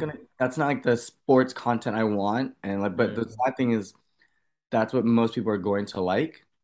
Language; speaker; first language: English; native; English